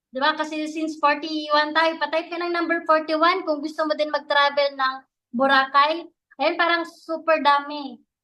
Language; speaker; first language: Filipino; non-native, local second language; Bikol